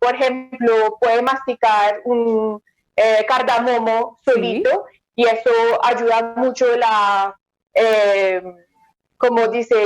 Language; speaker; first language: Spanish; non-native, fluent; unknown